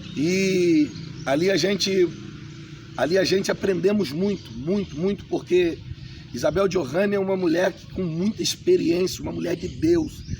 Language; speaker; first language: Portuguese; native; Portuguese